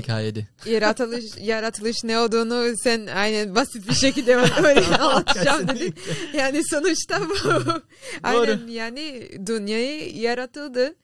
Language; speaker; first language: Turkish; non-native, learner; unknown